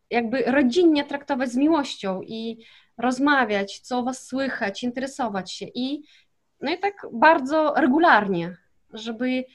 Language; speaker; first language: Polish; early bilingual, heritage; Kazakh